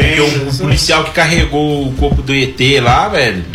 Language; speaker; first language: Portuguese; native; Portuguese